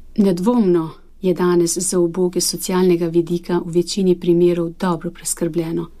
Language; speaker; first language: Slovenian; non-native, fluent; Albanian